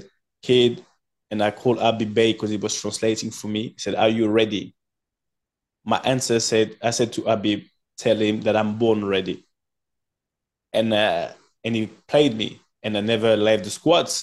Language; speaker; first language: English; non-native, fluent; French